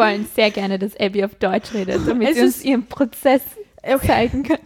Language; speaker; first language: German; native; German